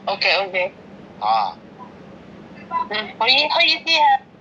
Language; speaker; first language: Cantonese; non-native, learner; Indonesian